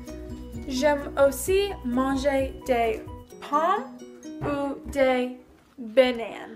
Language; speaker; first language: French; non-native, learner; English